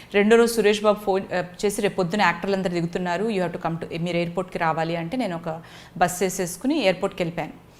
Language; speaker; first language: Telugu; native; Telugu